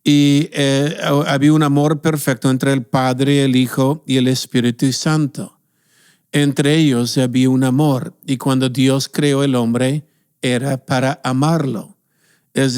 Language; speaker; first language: Spanish; non-native, fluent; English